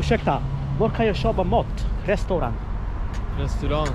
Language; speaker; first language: Swedish; non-native, learner; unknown